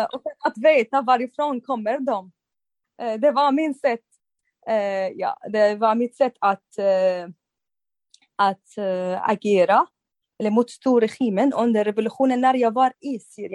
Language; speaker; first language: Swedish; non-native, fluent; Arabic